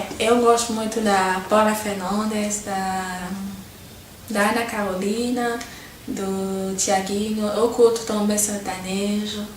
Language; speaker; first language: Portuguese; non-native, fluent; French